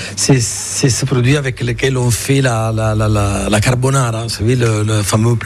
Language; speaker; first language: French; non-native, fluent; Italian